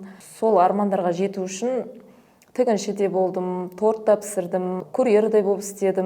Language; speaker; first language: Kazakh; native; Kazakh